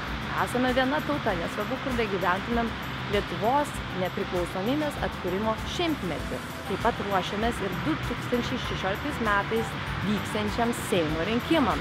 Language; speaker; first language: Lithuanian; native; Lithuanian